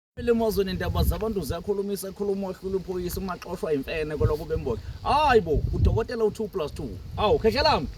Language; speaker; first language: Zulu; native; Zulu